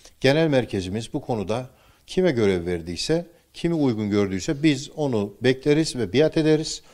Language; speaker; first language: Turkish; native; Turkish